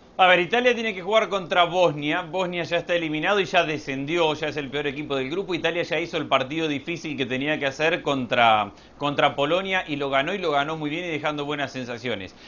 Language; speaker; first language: Spanish; native; Spanish